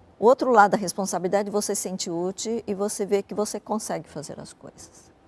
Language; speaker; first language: Portuguese; early bilingual, other home language; Japanese